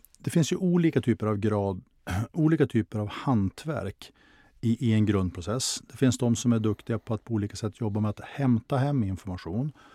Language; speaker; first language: Swedish; native; Swedish